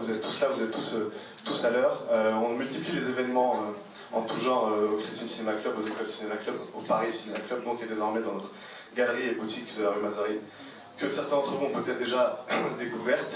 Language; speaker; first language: French; native; French